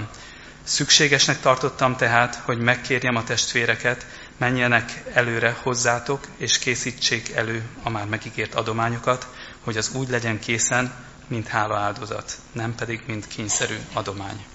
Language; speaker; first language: Hungarian; native; Hungarian